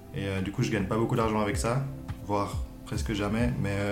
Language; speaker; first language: French; native; French